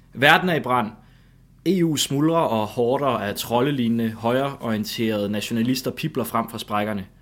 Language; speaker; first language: Danish; native; Danish